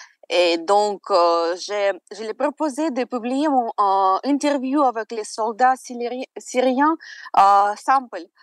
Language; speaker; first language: French; non-native, fluent; Russian